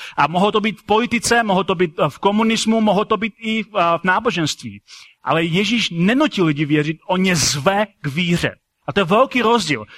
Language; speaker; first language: Czech; native; Czech